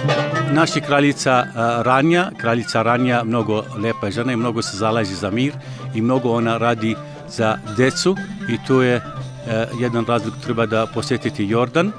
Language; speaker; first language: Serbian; non-native, learner; Arabic